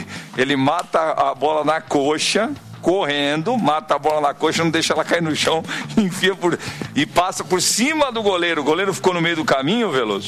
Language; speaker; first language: Portuguese; native; Portuguese